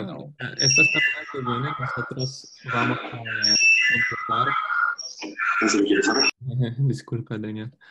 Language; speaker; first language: Spanish; non-native, fluent; English